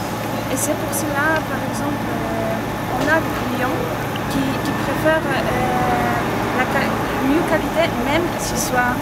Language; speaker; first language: French; non-native, fluent; Polish